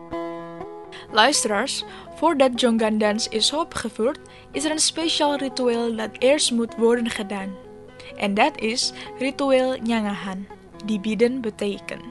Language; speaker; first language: Dutch; non-native, fluent; Indonesian